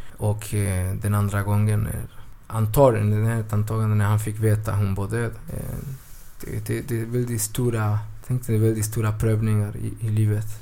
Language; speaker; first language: Swedish; early bilingual, other home language; Spanish